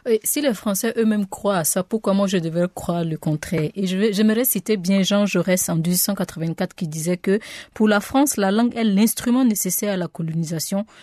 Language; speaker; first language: French; non-native, local second language; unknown